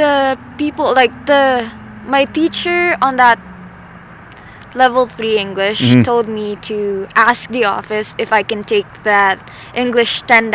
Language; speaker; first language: English; non-native, local second language; Filipino